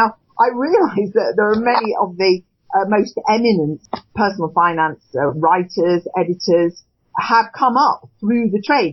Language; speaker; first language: English; native; English